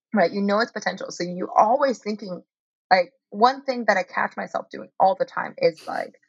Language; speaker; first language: English; early bilingual, heritage; Chinese